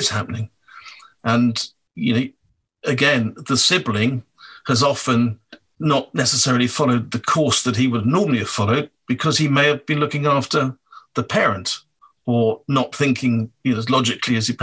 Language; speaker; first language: English; native; English